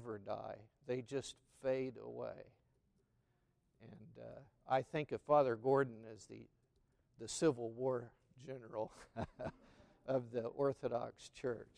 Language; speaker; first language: English; native; English